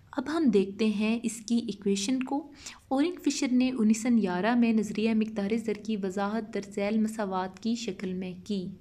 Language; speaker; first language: Urdu; non-native, local second language; Punjabi